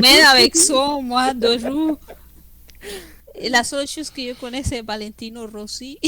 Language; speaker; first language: French; non-native, fluent; Spanish